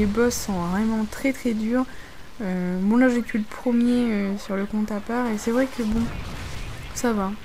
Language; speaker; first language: French; native; French